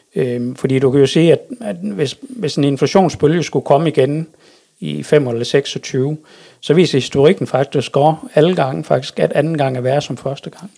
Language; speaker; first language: Danish; native; Danish